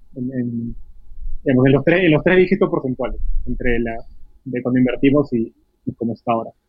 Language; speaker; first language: Spanish; native; Spanish